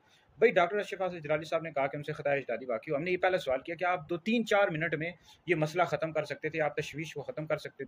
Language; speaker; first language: Urdu; native; Urdu